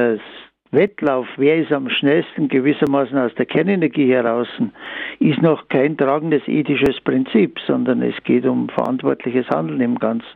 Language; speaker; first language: German; native; German